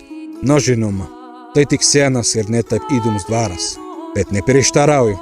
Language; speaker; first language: Lithuanian; non-native, fluent; Czech